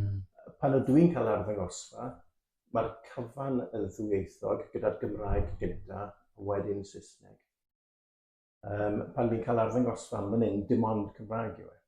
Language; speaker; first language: Welsh; native; Welsh